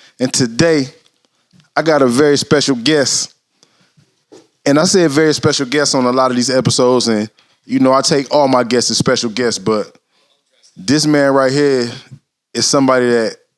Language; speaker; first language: English; native; English